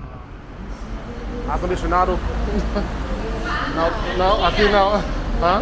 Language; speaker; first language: Portuguese; non-native, learner; English